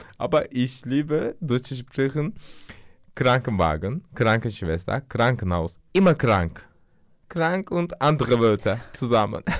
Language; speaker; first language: German; non-native, learner; Turkish